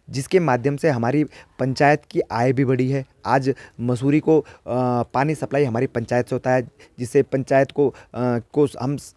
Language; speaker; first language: Hindi; native; Hindi